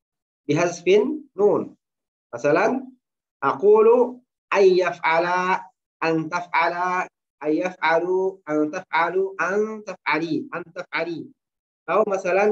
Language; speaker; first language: Arabic; non-native, fluent; Indonesian